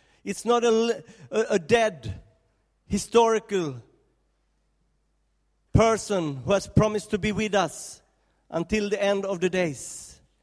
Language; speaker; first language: English; non-native, fluent; Swedish